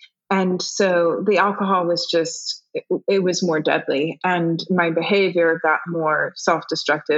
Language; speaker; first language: English; early bilingual, other home language; German